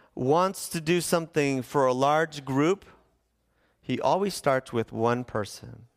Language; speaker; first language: English; native; English